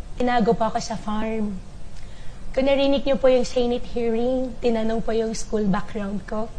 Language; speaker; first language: Filipino; non-native, local second language; Chinese